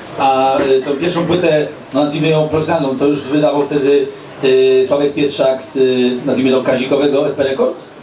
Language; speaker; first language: Polish; native; Polish